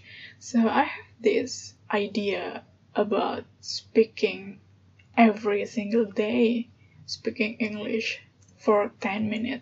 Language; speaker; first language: English; non-native, fluent; Indonesian